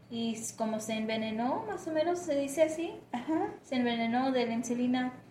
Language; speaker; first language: Spanish; early bilingual, heritage; Spanish